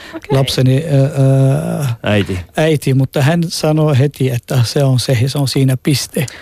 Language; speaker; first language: Finnish; non-native, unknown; Arabic